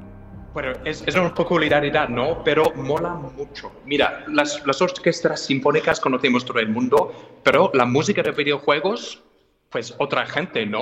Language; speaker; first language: Spanish; non-native, fluent; English